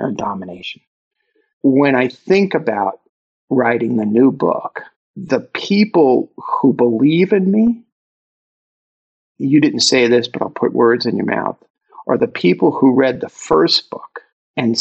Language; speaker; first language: English; native; English